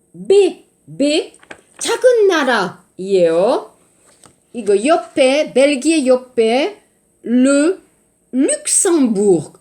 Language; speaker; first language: Korean; non-native, learner; French